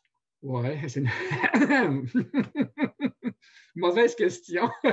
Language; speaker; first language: French; native; French